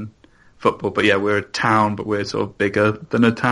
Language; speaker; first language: English; native; English